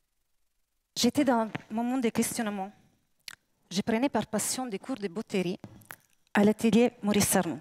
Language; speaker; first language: French; native; French